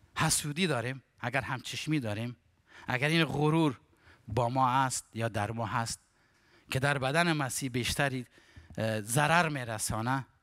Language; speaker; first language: Persian; native; Persian